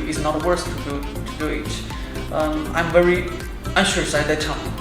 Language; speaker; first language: English; non-native, learner; Chinese